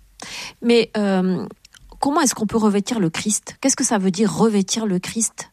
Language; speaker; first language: French; native; French